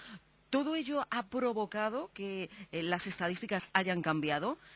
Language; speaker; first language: Spanish; native; Spanish